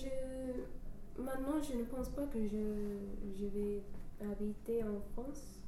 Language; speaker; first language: French; non-native, fluent; English